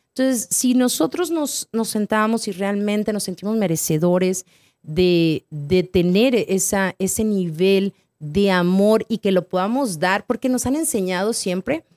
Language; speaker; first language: Spanish; native; Spanish